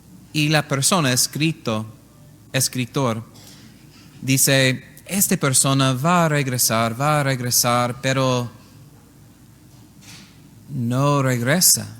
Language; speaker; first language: Spanish; non-native, learner; English